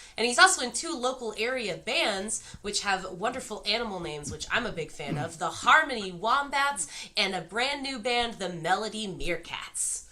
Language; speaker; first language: English; native; English